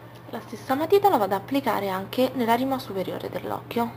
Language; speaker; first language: Italian; native; Italian